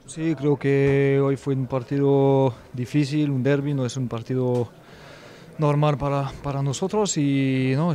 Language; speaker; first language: Spanish; non-native, fluent; French